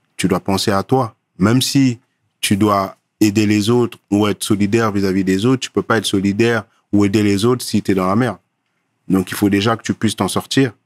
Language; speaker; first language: French; early bilingual, other home language; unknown